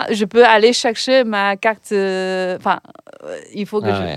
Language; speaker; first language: French; non-native, fluent; Chinese